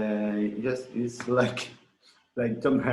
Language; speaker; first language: English; non-native, learner; Spanish